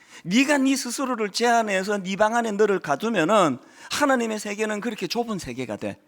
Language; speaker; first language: Korean; native; Korean